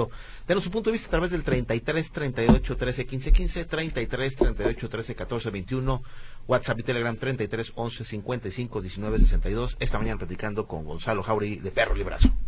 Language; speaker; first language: Spanish; native; Spanish